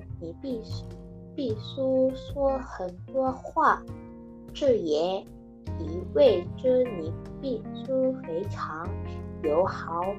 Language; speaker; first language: Chinese; non-native, learner; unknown